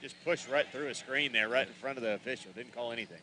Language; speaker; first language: English; native; English